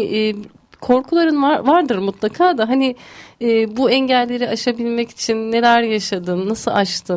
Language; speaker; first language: Turkish; native; Turkish